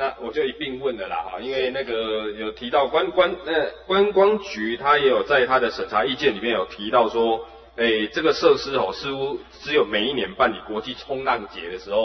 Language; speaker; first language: Chinese; native; Chinese